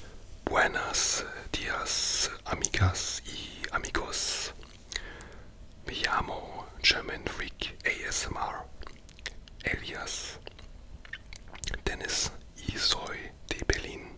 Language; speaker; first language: Spanish; non-native, learner; German